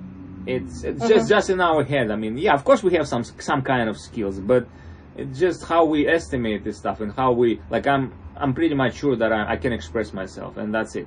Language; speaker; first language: English; non-native, fluent; Russian